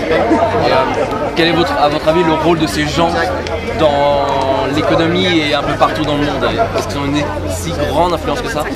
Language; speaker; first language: French; native; French